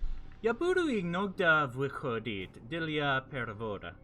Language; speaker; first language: Russian; non-native, learner; English